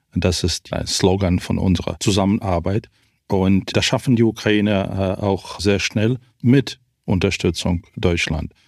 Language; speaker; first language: German; non-native, fluent; Ukrainian